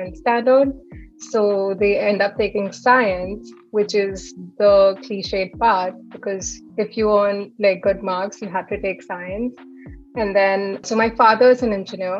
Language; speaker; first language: English; non-native, local second language; Hindi